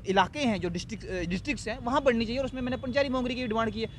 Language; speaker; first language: Hindi; native; Hindi